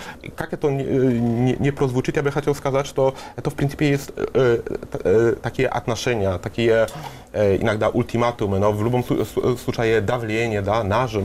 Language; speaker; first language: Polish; non-native, learner; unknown